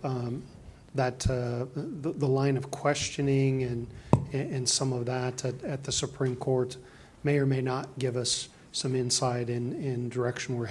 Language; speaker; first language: English; native; English